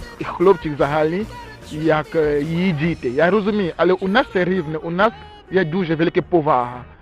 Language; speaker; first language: Ukrainian; non-native, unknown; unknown